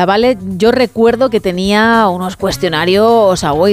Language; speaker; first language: Spanish; native; Spanish